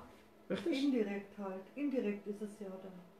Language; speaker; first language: German; native; German